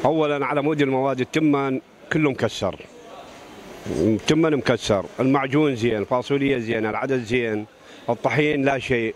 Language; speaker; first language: Arabic; native; Arabic